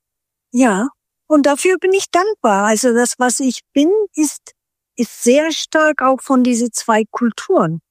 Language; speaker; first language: German; non-native, fluent; Turkish